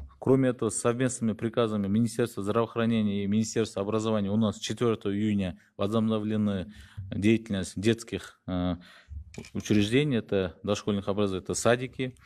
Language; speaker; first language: Russian; non-native, local second language; Kyrgyz